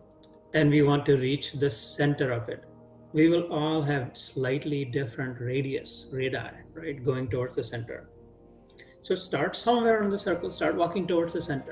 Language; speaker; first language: English; non-native, local second language; Hindi